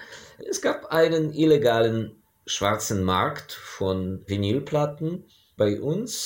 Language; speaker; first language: German; non-native, fluent; Ukrainian